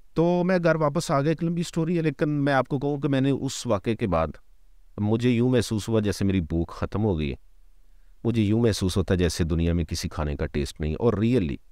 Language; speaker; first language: Urdu; non-native, local second language; Punjabi